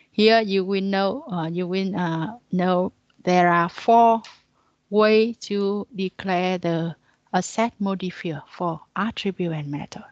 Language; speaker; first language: English; non-native, learner; Vietnamese